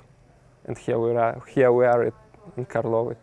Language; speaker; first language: English; non-native, fluent; Italian